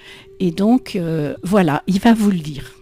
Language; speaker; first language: French; native; French